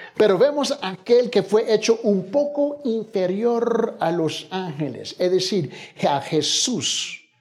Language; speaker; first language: Spanish; early bilingual, heritage; Spanish